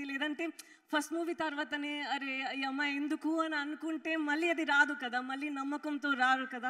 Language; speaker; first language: Telugu; non-native, fluent; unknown